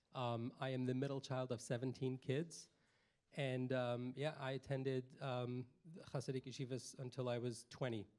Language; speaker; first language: English; native; English